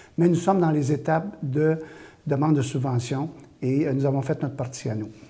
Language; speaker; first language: French; native; French